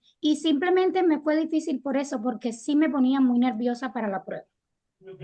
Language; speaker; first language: Spanish; native; Spanish